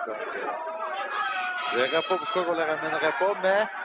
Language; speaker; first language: French; native; French